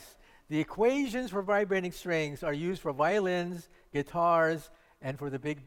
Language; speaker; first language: English; native; English